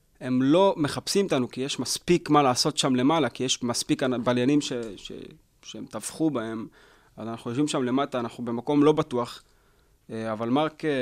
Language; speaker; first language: Hebrew; native; Hebrew